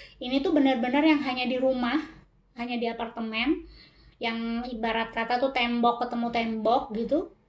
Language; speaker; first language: Indonesian; native; Indonesian